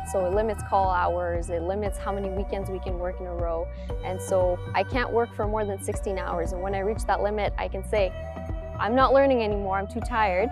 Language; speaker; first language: English; non-native, local second language; French